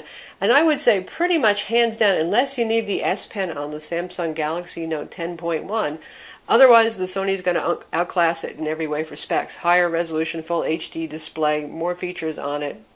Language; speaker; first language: English; native; English